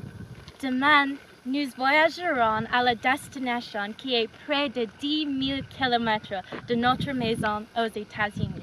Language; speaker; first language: French; non-native, learner; English